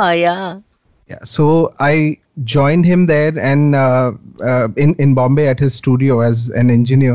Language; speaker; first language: English; non-native, local second language; Hindi